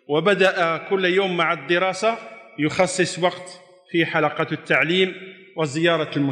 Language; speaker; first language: Arabic; non-native, fluent; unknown